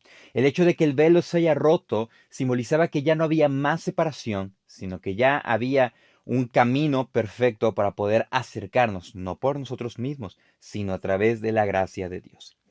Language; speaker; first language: Spanish; native; Spanish